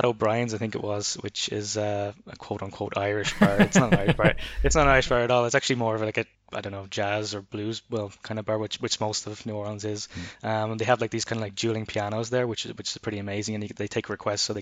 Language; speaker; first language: English; native; English